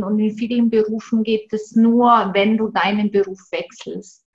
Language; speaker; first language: German; native; German